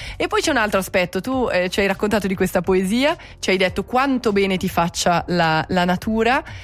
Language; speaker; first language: Italian; native; Italian